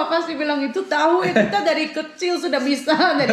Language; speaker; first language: Indonesian; early bilingual, heritage; Indonesian